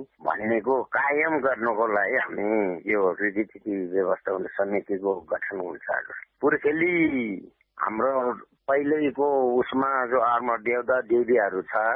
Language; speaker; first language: Nepali; non-native, local second language; Gurung